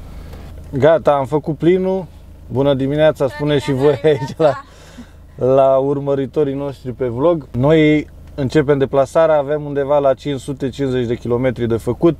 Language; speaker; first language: Romanian; native; Romanian